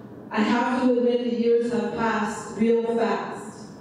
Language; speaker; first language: English; native; English